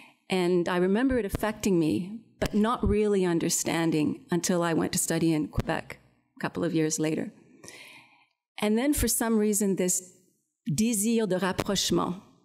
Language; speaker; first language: English; native; English